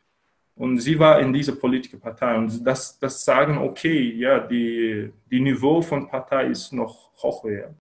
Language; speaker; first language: German; non-native, learner; Kyrgyz